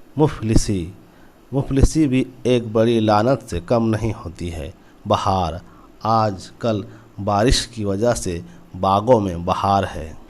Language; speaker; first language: Urdu; native; Urdu